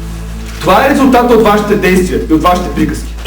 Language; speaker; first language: Bulgarian; native; Bulgarian